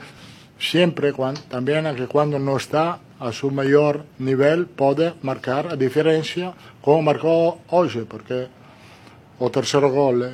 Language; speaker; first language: Portuguese; non-native, learner; Italian